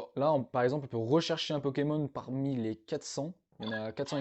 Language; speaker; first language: French; native; French